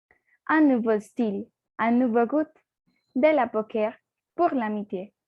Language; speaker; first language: French; non-native, learner; Spanish